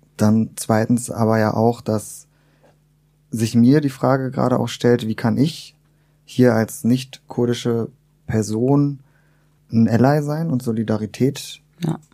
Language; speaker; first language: German; early bilingual, other home language; Turkish